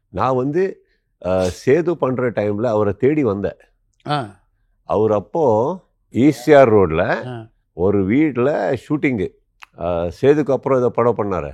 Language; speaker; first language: Tamil; non-native, local second language; Kannada